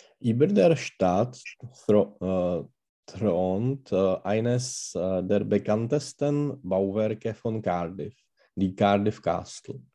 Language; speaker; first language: German; non-native, learner; Czech